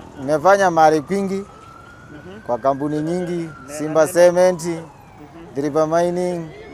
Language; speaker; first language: Swahili; non-native, local second language; Kamba